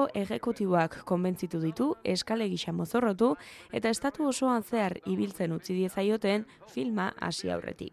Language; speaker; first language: Basque; native; Basque